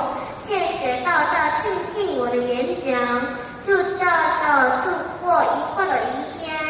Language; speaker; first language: Chinese; non-native, learner; Korean